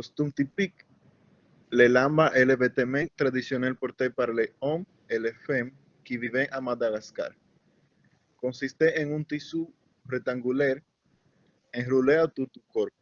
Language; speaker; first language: French; non-native, learner; Spanish